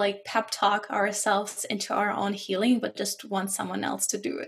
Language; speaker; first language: English; non-native, fluent; German